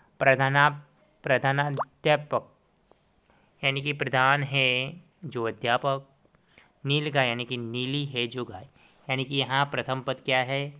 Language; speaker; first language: Hindi; non-native, local second language; Gujarati